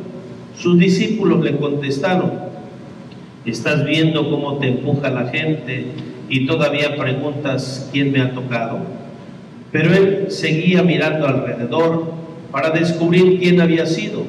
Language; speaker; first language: Spanish; native; Spanish